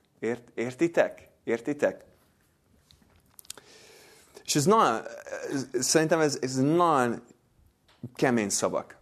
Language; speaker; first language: Hungarian; non-native, fluent; English